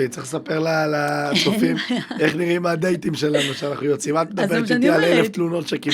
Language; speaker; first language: Hebrew; native; Hebrew